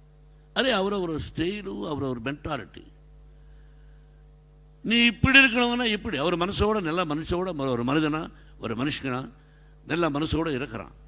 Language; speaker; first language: Tamil; non-native, learner; Telugu